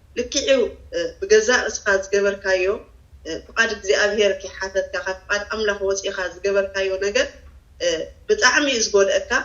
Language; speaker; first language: Tigrinya; native; Tigrinya